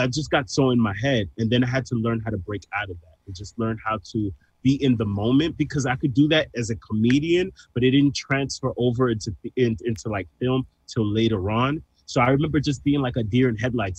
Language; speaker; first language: English; early bilingual, other home language; Spanish